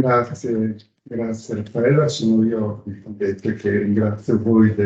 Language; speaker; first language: Italian; native; Italian